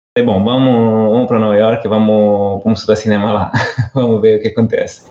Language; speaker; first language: Portuguese; non-native, fluent; Italian